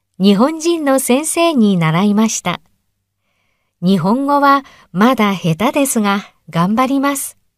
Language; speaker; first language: Japanese; native; Japanese